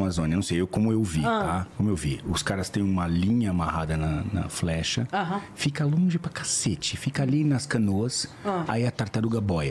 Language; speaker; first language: Portuguese; native; Portuguese